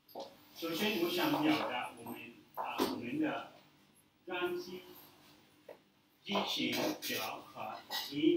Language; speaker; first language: Chinese; non-native, learner; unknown